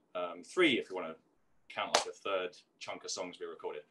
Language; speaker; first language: English; native; English